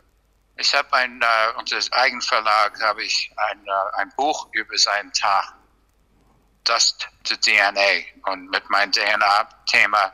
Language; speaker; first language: German; non-native, fluent; English